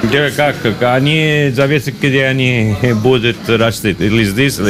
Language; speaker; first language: Russian; non-native, learner; Italian